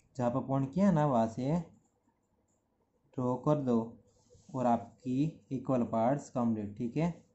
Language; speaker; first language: Hindi; non-native, local second language; Gujarati